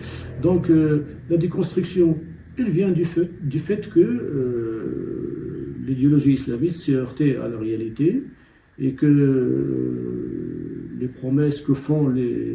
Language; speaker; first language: French; non-native, local second language; Tachelhit